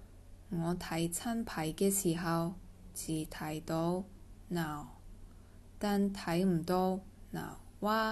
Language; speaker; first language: Cantonese; non-native, learner; Korean